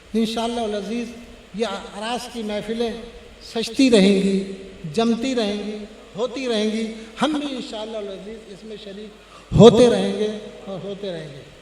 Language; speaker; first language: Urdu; non-native, local second language; Pashto